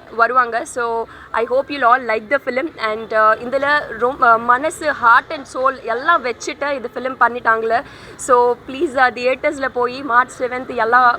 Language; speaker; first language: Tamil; non-native, learner; Telugu